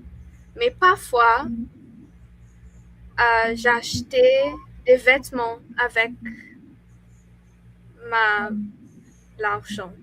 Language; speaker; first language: French; non-native, learner; English